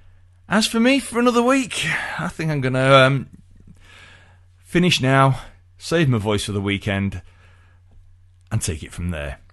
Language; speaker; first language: English; native; English